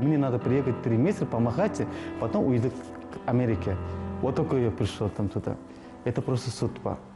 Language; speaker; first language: Russian; non-native, learner; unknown